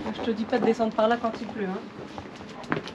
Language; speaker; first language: French; native; French